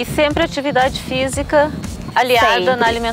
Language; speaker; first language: Portuguese; native; Portuguese